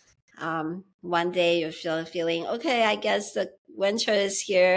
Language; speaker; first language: English; early bilingual, other home language; Chinese